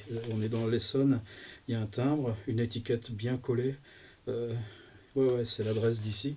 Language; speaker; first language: French; native; French